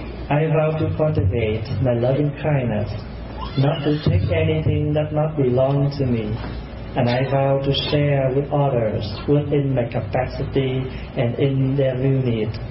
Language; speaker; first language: English; non-native, fluent; Vietnamese